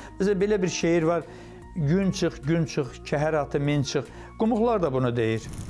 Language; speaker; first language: Azerbaijani; non-native, local second language; Kumyk